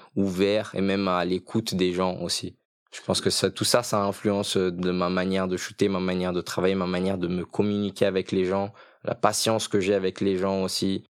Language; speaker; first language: French; early bilingual, other home language; Portuguese